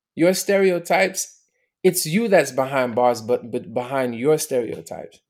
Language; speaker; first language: English; native; English